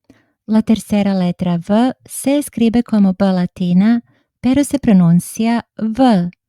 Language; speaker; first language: Spanish; non-native, fluent; Serbian